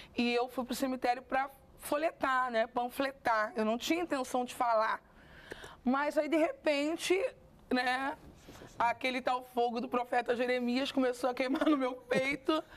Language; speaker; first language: Portuguese; native; Portuguese